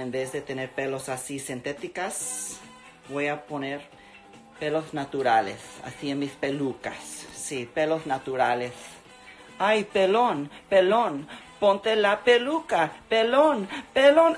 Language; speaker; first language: Spanish; early bilingual, other home language; English